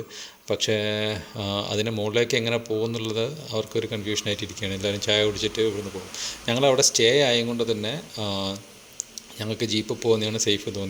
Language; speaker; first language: Malayalam; native; Malayalam